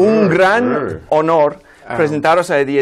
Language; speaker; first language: Spanish; non-native, fluent; English